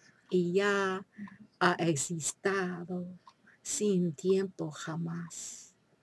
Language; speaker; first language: Spanish; non-native, fluent; English